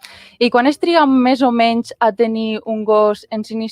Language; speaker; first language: Catalan; native; Catalan